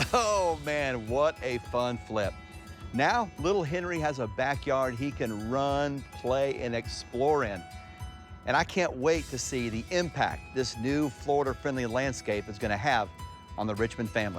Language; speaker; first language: English; native; English